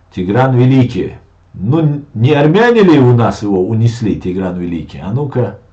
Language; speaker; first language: Russian; non-native, local second language; Chechen